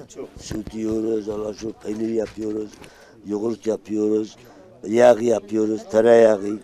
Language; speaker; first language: Turkish; non-native, local second language; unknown